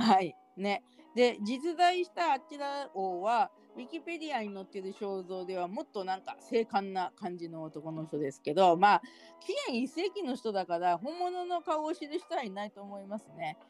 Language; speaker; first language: Japanese; native; Japanese